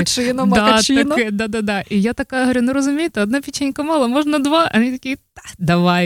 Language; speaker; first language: Ukrainian; native; Ukrainian